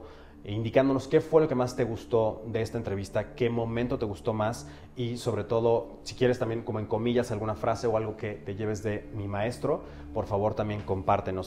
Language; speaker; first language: Spanish; native; Spanish